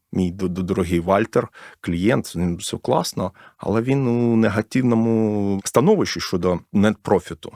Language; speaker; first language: Ukrainian; non-native, local second language; Russian